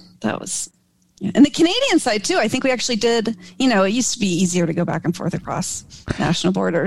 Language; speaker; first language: English; native; English